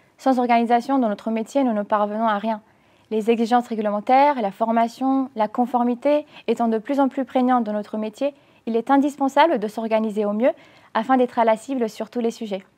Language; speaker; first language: French; non-native, fluent; Romanian